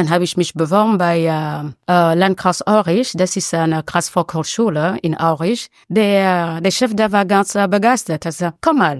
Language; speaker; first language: German; non-native, learner; French